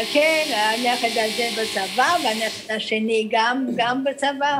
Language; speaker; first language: Hebrew; early bilingual, other home language; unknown